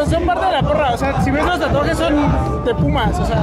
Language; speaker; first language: Spanish; native; Spanish